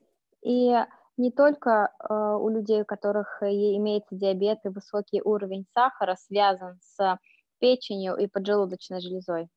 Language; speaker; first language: Russian; native; Russian